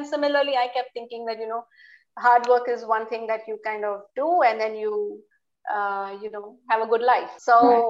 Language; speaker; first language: English; non-native, local second language; Hindi